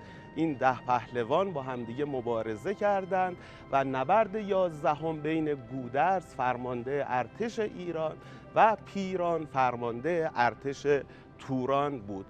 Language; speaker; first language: Persian; native; Persian